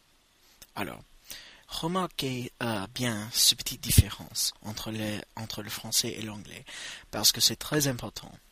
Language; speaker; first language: French; non-native, fluent; English